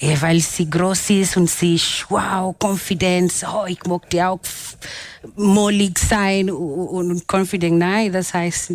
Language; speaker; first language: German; non-native, fluent; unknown